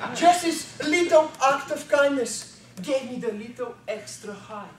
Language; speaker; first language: English; non-native, fluent; Bulgarian